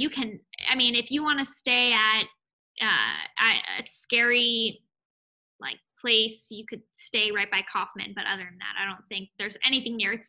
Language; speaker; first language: English; native; English